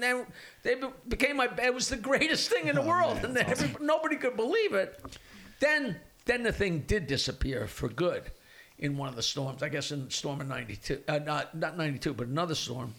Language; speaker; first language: English; native; English